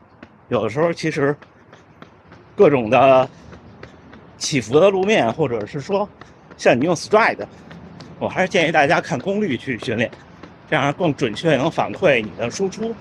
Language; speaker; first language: Chinese; native; Chinese